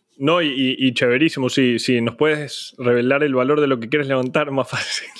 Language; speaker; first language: Spanish; native; Spanish